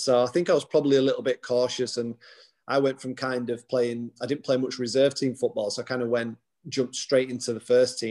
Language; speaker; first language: English; native; English